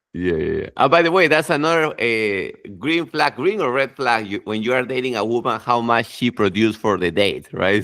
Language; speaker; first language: English; non-native, fluent; Spanish